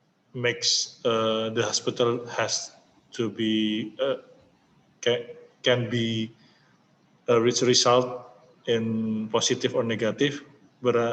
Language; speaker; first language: English; non-native, learner; Indonesian